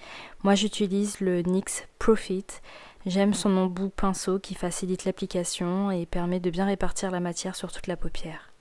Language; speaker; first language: French; native; French